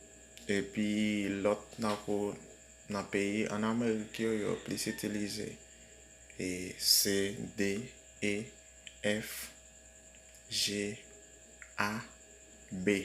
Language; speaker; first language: French; non-native, learner; Haitian Creole